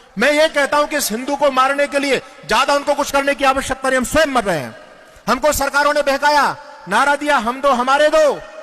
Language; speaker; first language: Hindi; native; Hindi